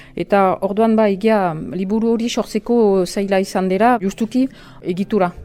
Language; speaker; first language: Basque; non-native, local second language; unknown